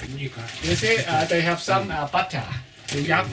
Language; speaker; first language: English; non-native, fluent; Chinese